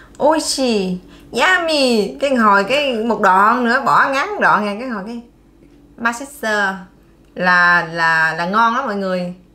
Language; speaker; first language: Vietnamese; native; Vietnamese